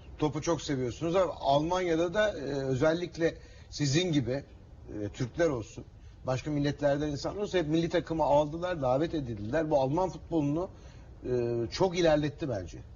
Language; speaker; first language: Turkish; native; Turkish